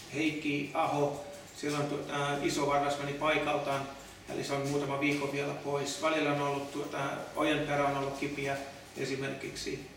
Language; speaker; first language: Finnish; non-native, fluent; English